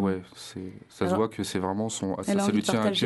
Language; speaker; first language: French; native; French